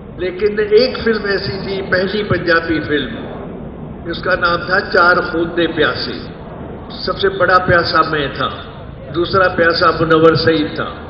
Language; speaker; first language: Urdu; non-native, local second language; Sindhi